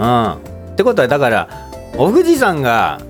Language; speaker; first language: Japanese; native; Japanese